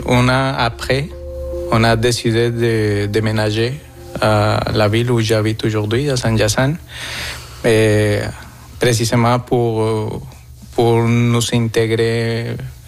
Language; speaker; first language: French; non-native, fluent; Spanish